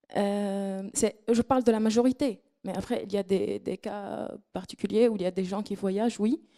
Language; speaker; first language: French; non-native, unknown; Arabic